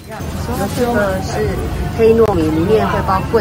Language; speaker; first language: Chinese; native; Chinese